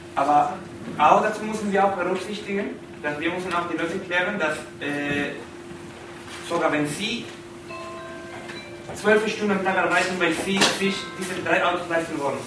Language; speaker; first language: German; non-native, fluent; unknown